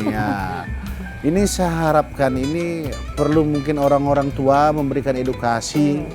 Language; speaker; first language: Indonesian; non-native, local second language; Balinese